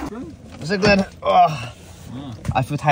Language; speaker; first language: English; non-native, learner; Cantonese